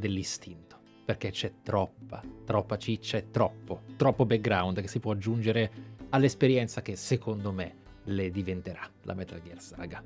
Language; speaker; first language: Italian; native; Italian